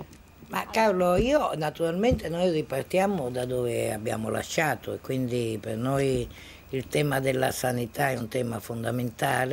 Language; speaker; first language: Italian; native; Italian